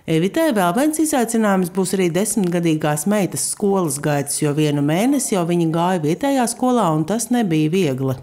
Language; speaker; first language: Latvian; native; Latvian